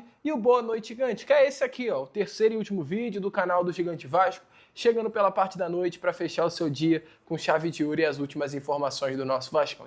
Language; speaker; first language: Portuguese; native; Portuguese